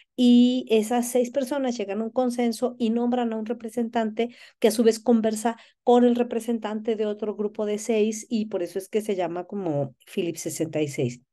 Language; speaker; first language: Spanish; native; Spanish